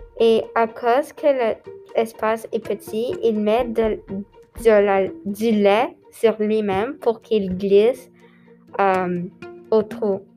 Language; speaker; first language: French; non-native, local second language; English